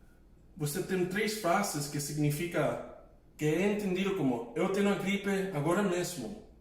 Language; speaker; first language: Portuguese; non-native, fluent; English